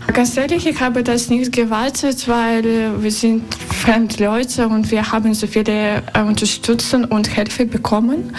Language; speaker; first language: German; non-native, learner; Russian